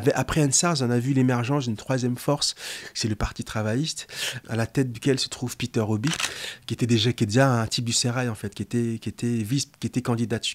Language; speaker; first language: French; non-native, local second language; Lingala